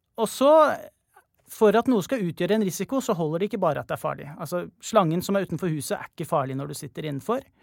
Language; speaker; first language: Norwegian; native; Norwegian